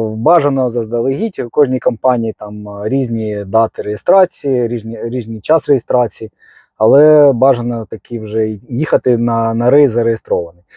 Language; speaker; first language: Ukrainian; non-native, local second language; Russian